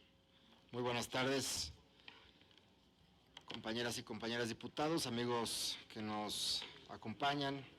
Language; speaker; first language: Spanish; native; Spanish